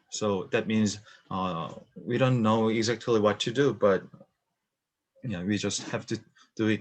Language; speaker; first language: English; non-native, learner; Korean